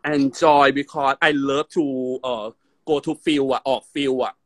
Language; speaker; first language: English; non-native, learner; Thai